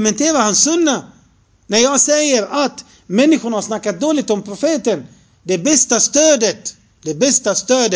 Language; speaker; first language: Swedish; non-native, fluent; Arabic